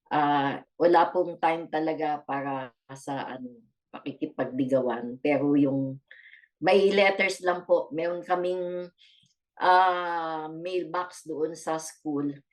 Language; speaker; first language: Filipino; native; Filipino